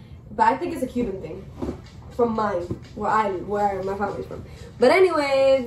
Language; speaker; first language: English; native; English